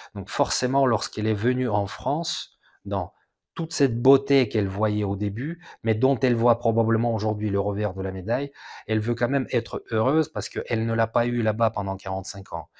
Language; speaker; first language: French; non-native, fluent; Russian